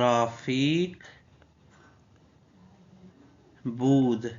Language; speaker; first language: Persian; non-native, fluent; Urdu